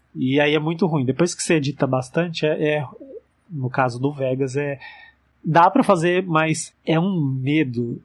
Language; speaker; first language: Portuguese; native; Portuguese